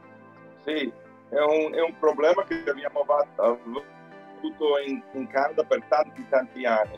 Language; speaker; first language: Italian; early bilingual, heritage; Italian